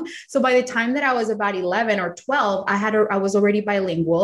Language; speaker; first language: English; non-native, fluent; Spanish